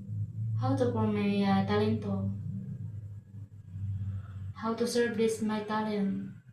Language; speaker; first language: English; non-native, local second language; Filipino